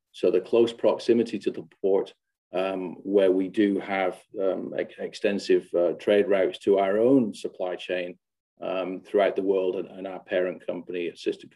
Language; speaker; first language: English; native; English